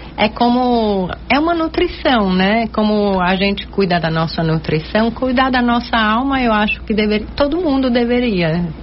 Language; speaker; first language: Portuguese; non-native, fluent; Italian